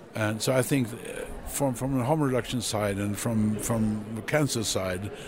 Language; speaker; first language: English; non-native, fluent; Swedish